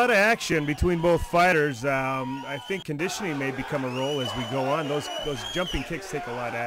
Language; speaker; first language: English; native; English